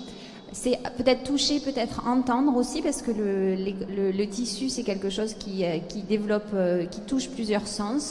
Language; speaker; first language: French; native; French